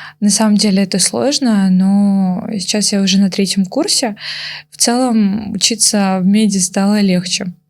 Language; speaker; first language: Russian; native; Russian